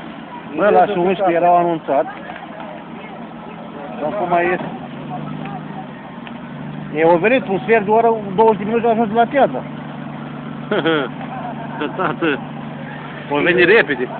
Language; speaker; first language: Romanian; native; Romanian